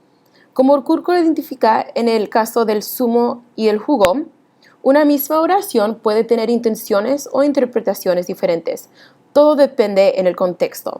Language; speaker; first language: Spanish; early bilingual, heritage; Spanish